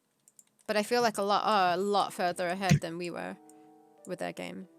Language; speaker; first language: English; native; English